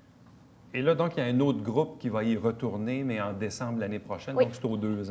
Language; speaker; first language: French; native; French